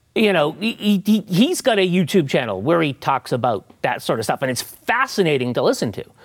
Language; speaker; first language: English; native; English